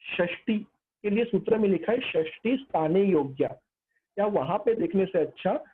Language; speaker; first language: Hindi; non-native, local second language; Marathi